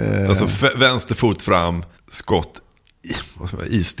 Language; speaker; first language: Swedish; native; Swedish